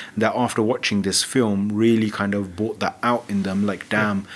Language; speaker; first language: English; early bilingual, other home language; Punjabi